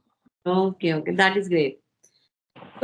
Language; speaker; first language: English; non-native, fluent; Hindi